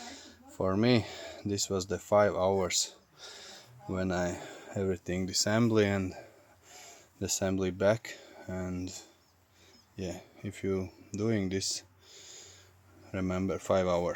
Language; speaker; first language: English; non-native, learner; Latvian